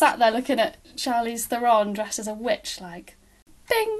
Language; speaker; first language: English; native; English